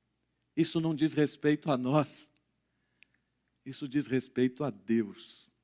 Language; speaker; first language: Portuguese; native; Portuguese